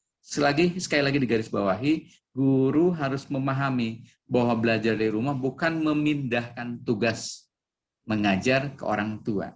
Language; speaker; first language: Indonesian; native; Indonesian